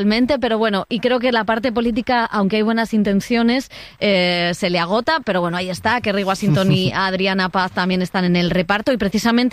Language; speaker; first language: Spanish; native; Spanish